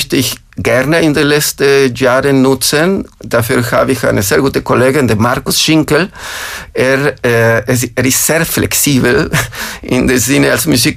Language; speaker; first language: German; non-native, fluent; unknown